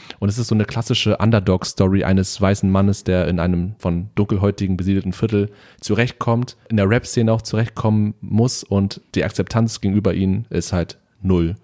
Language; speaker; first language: German; early bilingual, other home language; Vietnamese